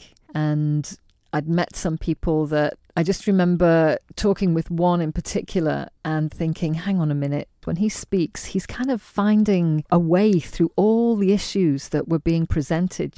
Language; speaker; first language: English; native; English